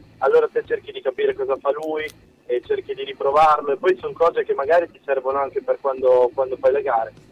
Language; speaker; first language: Italian; native; Italian